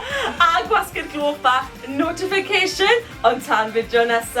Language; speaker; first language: Welsh; native; Welsh